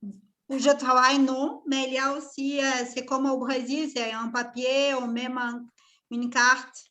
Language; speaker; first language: French; non-native, fluent; Portuguese